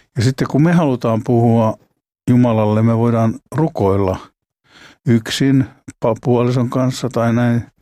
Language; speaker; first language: Finnish; native; Finnish